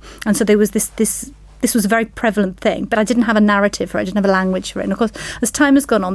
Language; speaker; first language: English; native; English